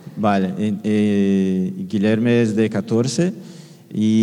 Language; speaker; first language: Spanish; non-native, fluent; Portuguese